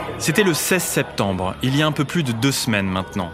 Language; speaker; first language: French; native; French